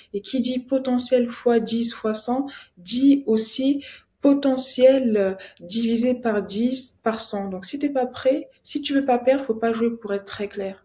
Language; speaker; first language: French; native; French